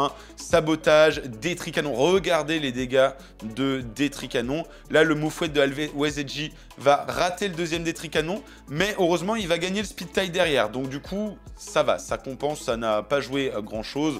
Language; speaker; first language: French; native; French